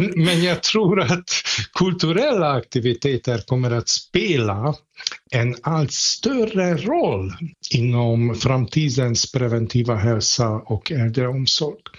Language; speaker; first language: Swedish; non-native, fluent; Hungarian